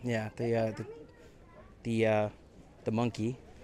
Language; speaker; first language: English; native; English